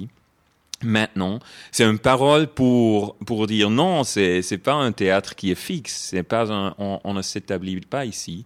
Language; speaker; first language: French; non-native, fluent; German